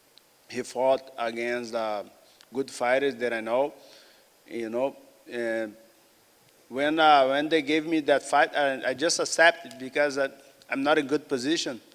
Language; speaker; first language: English; non-native, learner; Portuguese